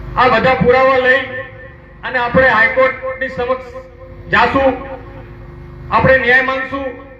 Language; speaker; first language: Gujarati; native; Gujarati